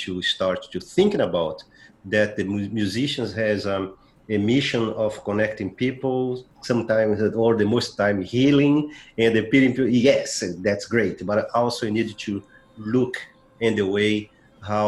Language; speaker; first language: English; non-native, fluent; Portuguese